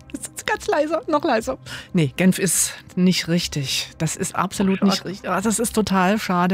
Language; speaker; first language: German; native; German